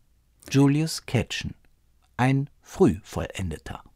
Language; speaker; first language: German; native; German